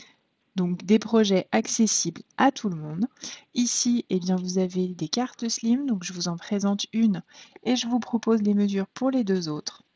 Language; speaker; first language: French; native; French